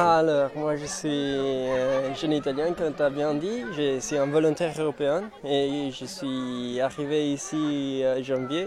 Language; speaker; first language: French; non-native, fluent; Italian